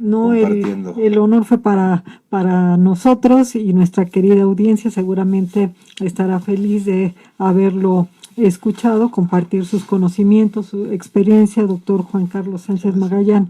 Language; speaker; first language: Spanish; native; Spanish